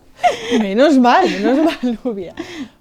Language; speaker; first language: Spanish; native; Spanish